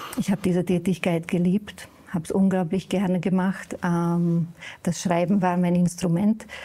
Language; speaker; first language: German; non-native, fluent; Hungarian